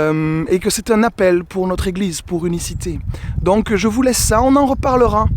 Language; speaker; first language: French; native; French